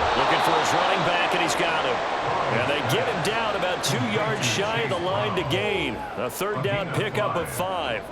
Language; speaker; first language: English; native; English